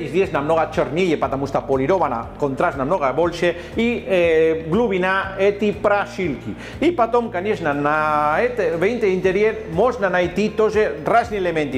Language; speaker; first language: Russian; non-native, learner; Spanish